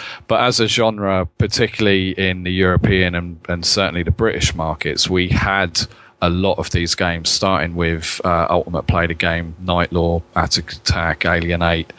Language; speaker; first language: English; native; English